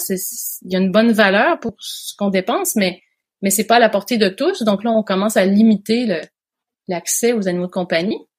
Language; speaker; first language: French; native; French